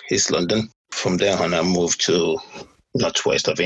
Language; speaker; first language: English; non-native, local second language; Yoruba